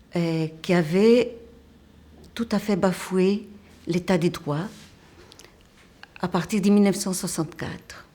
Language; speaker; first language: French; non-native, fluent; Portuguese